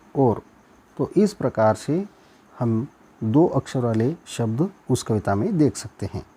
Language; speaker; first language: Hindi; non-native, local second language; Kannada